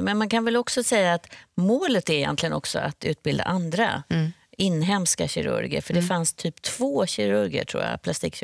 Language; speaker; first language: Swedish; native; Swedish